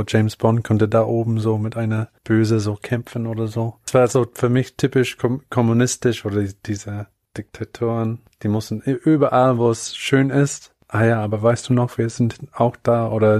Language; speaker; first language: German; non-native, fluent; Bulgarian